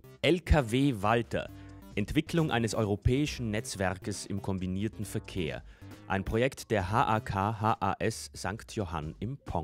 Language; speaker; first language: German; native; German